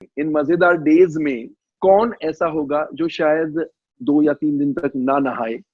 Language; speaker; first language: Hindi; native; Hindi